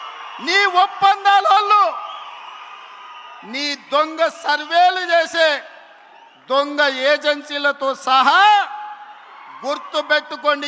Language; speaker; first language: Telugu; native; Telugu